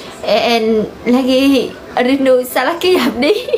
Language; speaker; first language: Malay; non-native, learner; Vietnamese